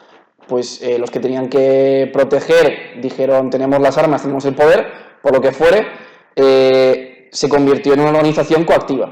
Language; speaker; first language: Spanish; native; Spanish